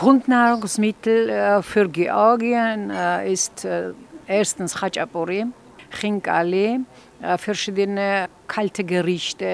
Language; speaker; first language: German; non-native, fluent; Georgian